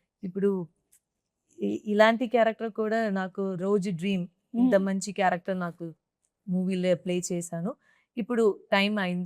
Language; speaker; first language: Telugu; non-native, learner; Malayalam